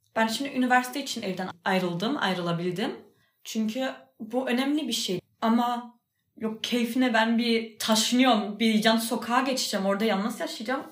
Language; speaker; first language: Turkish; early bilingual, heritage; Turkish